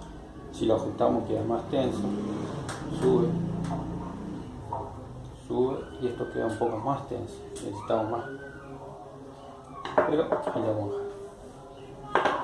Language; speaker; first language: Spanish; native; Spanish